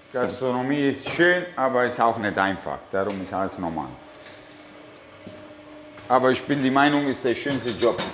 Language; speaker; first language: German; non-native, fluent; Italian